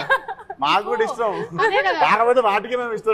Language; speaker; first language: Telugu; native; Telugu